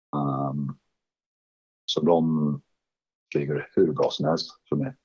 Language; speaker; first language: Swedish; non-native, fluent; English